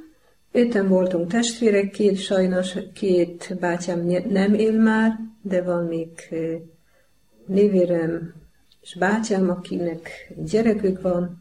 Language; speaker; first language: Hungarian; non-native, fluent; Polish